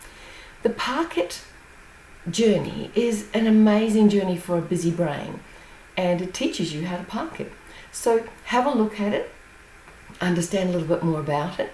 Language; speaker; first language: English; native; English